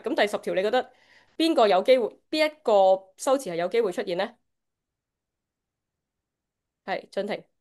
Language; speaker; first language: Cantonese; native; Cantonese